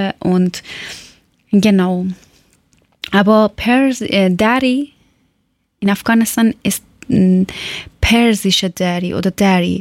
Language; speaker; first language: German; non-native, learner; Persian